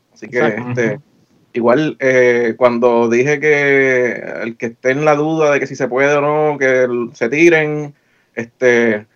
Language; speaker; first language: Spanish; native; Spanish